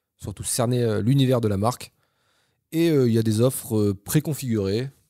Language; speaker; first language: French; native; French